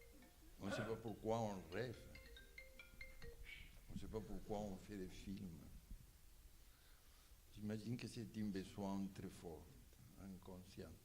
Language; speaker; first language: French; non-native, fluent; Spanish